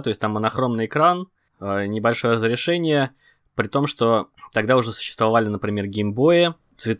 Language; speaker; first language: Russian; native; Russian